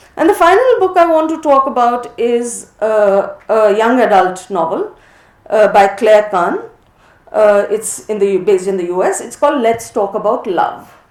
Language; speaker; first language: English; non-native, local second language; Hindi